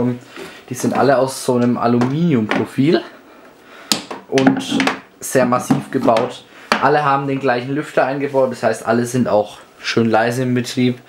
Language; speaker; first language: German; native; German